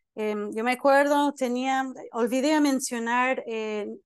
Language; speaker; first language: Spanish; non-native, fluent; English